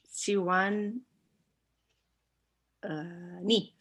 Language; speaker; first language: Chinese; non-native, learner; English